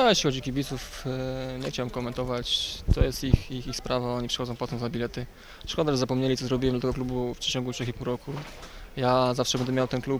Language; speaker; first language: Polish; native; Polish